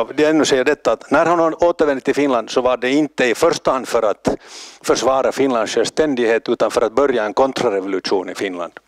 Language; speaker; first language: Swedish; native; Swedish